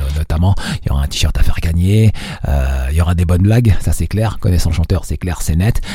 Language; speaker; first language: French; non-native, local second language; Arabic